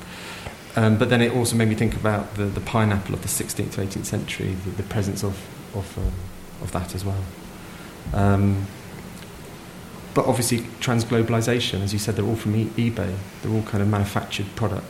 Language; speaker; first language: English; native; English